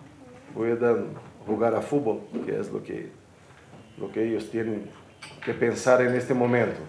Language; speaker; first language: Spanish; non-native, fluent; Portuguese